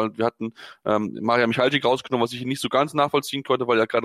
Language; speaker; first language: German; native; German